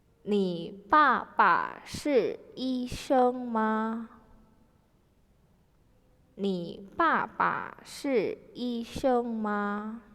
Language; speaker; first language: Chinese; non-native, fluent; Indonesian